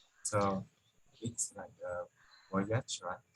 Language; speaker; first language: English; non-native, learner; Vietnamese